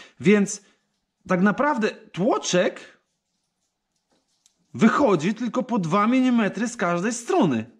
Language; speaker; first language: Polish; native; Polish